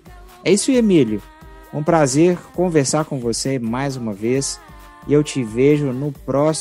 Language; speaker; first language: Portuguese; native; Portuguese